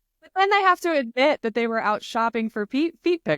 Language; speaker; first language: English; native; English